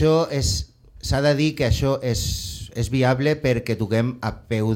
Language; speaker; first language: Catalan; non-native, local second language; Spanish